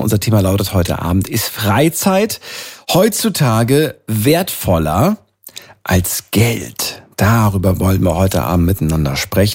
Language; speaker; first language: German; native; German